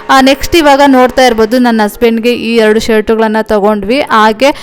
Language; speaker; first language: Kannada; non-native, local second language; Telugu